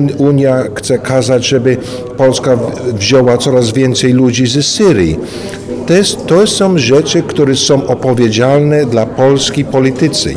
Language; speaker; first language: Polish; early bilingual, heritage; Polish